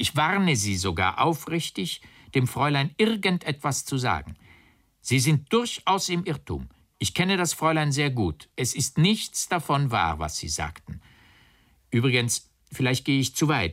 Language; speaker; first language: German; native; German